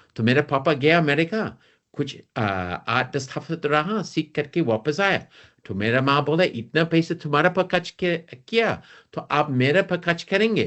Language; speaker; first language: Hindi; non-native, fluent; English